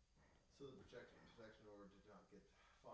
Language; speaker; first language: English; native; English